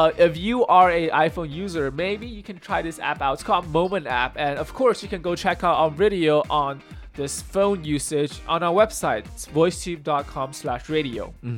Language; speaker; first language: English; early bilingual, other home language; Chinese